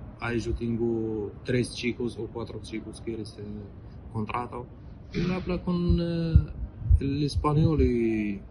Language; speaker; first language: Spanish; non-native, learner; Arabic